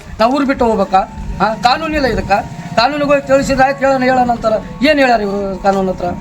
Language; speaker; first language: Kannada; non-native, local second language; Lambadi